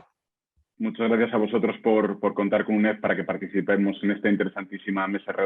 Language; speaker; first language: Spanish; native; Spanish